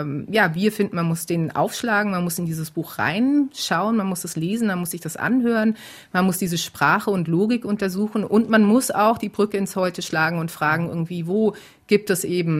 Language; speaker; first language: German; native; German